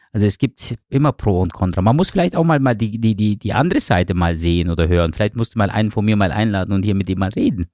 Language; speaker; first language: German; early bilingual, other home language; Turkish